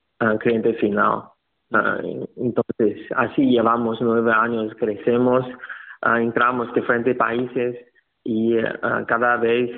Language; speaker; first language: Spanish; non-native, learner; Chinese